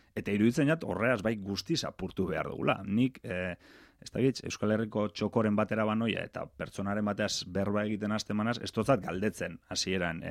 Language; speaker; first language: Basque; native; Basque